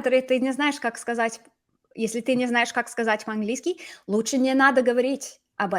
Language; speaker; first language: Russian; non-native, fluent; English